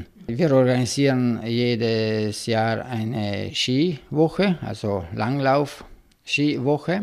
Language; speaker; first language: German; non-native, local second language; Italian